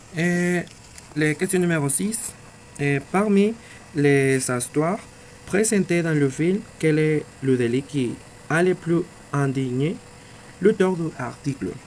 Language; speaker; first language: French; non-native, learner; Spanish